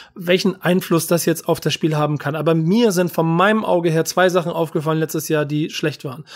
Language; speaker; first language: German; native; German